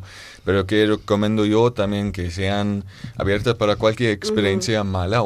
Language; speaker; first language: Spanish; non-native, fluent; German